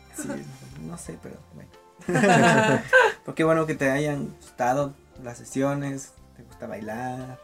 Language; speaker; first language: Spanish; native; Spanish